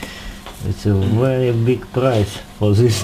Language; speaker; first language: English; non-native, learner; Russian